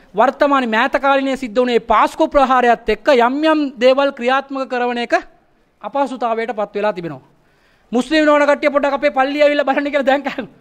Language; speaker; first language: Sinhala; non-native, local second language; Tamil